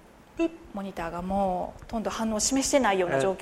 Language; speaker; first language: Japanese; native; Japanese